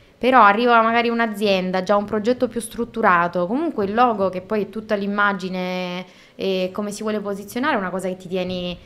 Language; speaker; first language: Italian; native; Italian